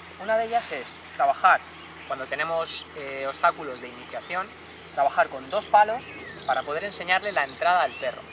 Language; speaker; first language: Spanish; native; Spanish